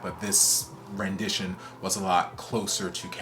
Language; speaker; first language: English; native; English